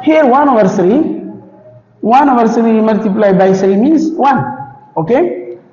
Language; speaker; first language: English; non-native, local second language; Amharic